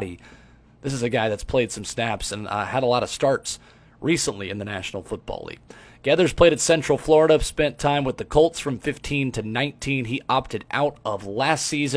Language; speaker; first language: English; native; English